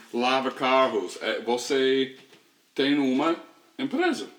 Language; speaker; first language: Portuguese; non-native, learner; English